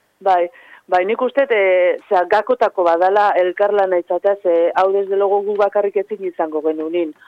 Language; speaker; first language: Basque; native; Basque